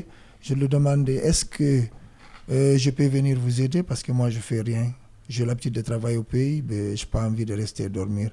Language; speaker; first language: French; non-native, learner; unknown